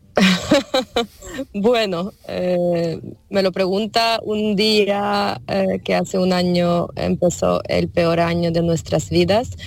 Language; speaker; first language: Spanish; non-native, fluent; Ukrainian